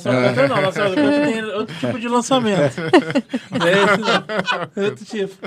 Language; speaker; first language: Portuguese; native; Portuguese